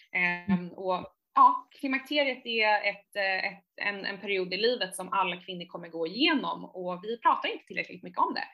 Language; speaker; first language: Swedish; native; Swedish